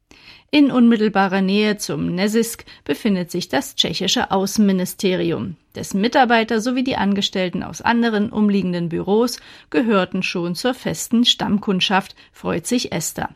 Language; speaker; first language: German; native; German